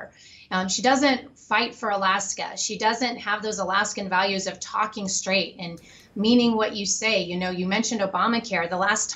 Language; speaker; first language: English; native; English